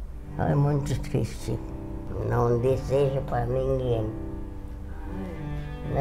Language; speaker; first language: Portuguese; non-native, fluent; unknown